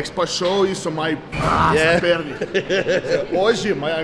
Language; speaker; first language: Portuguese; non-native, learner; Russian